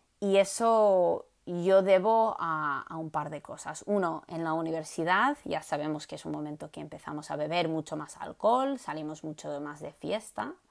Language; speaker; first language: Spanish; non-native, fluent; English